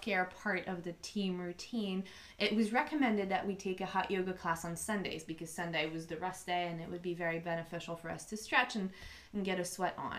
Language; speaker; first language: English; non-native, fluent; French